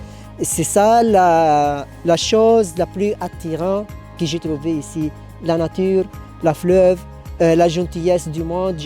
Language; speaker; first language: French; non-native, local second language; Arabic